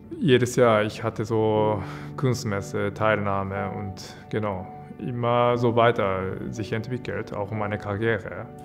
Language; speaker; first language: German; non-native, fluent; Japanese